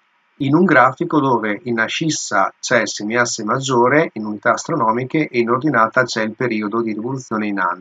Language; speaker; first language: Italian; native; Italian